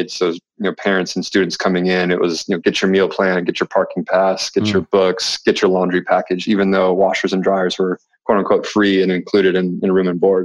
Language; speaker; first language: English; native; English